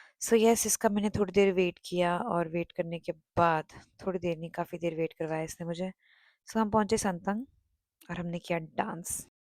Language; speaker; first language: Hindi; non-native, local second language; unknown